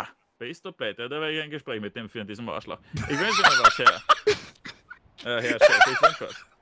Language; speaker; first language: German; native; German